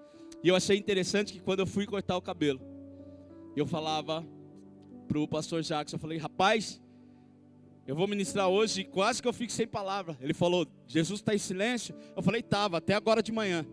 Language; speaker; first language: Portuguese; native; Portuguese